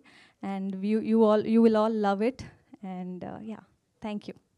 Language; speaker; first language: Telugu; non-native, local second language; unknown